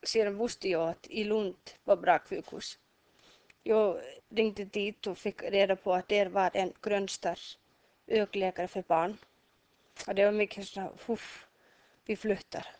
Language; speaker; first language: Swedish; non-native, learner; Icelandic